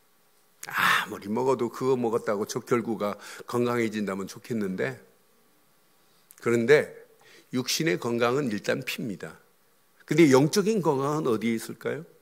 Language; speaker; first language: Korean; native; Korean